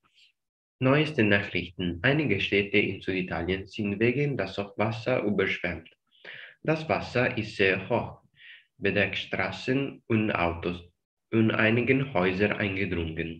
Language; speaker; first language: German; non-native, learner; Italian